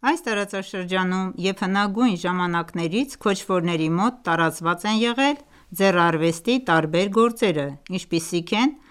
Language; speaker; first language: Armenian; early bilingual, heritage; Armenian